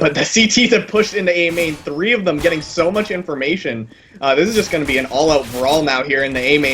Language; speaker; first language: English; native; English